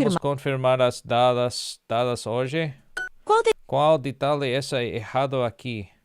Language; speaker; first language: Portuguese; non-native, learner; English